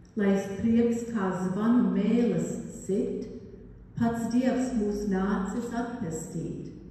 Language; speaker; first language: Latvian; early bilingual, heritage; Latvian